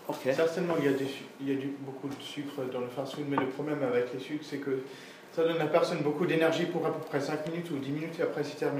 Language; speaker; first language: French; non-native, fluent; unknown